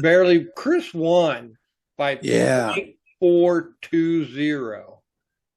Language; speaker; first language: English; native; English